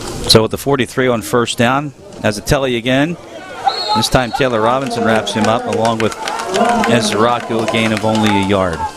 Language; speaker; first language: English; native; English